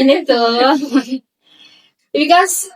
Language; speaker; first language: English; non-native, learner; Indonesian